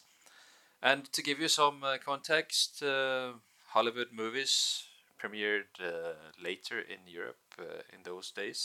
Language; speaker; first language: English; non-native, fluent; Norwegian